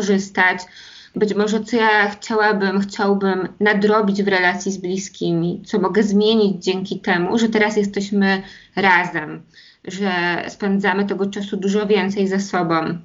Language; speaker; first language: Polish; native; Polish